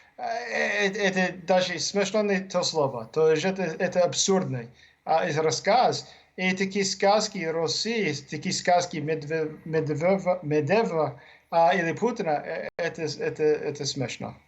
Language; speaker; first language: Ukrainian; non-native, learner; English